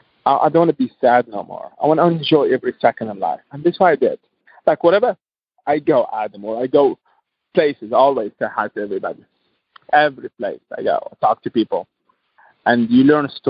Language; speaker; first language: English; non-native, learner; Arabic